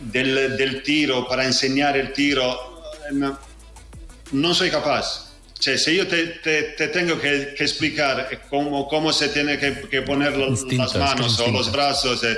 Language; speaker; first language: Spanish; non-native, fluent; Italian